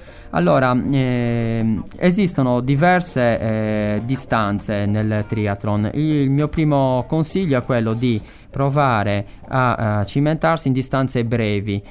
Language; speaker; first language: Italian; native; Italian